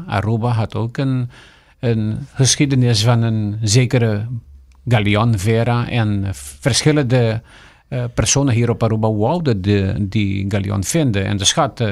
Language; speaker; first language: Dutch; non-native, local second language; Papiamento